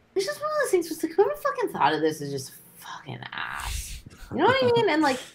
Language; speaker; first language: English; native; English